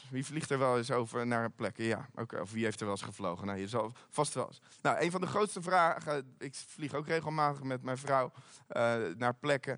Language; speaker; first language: Dutch; native; Dutch